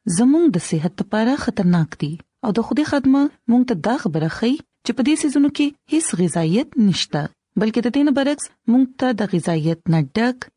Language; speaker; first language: Pashto; non-native, local second language; Punjabi